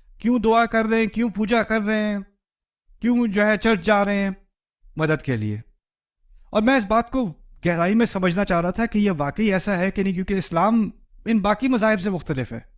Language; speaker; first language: Urdu; early bilingual, heritage; Urdu